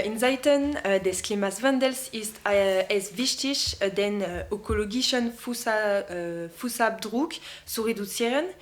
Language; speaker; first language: German; non-native, learner; French